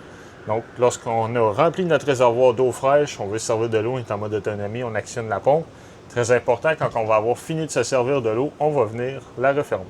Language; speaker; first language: French; native; French